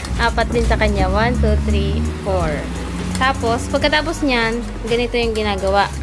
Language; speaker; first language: Filipino; non-native, local second language; Bikol